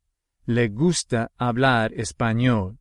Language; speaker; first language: Spanish; non-native, fluent; English